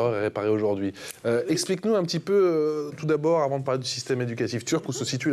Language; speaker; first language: French; native; French